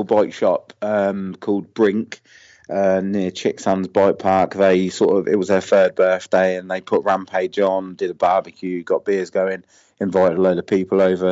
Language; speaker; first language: English; native; English